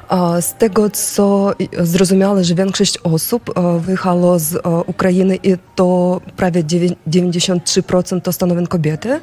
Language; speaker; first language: Polish; non-native, fluent; Ukrainian